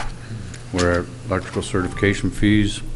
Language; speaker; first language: English; native; English